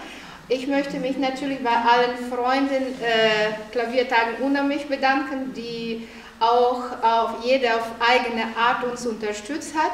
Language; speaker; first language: German; non-native, fluent; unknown